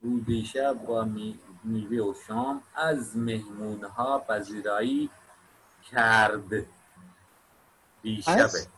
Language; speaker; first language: Persian; non-native, fluent; Urdu